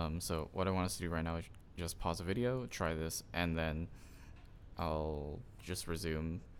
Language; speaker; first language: English; native; English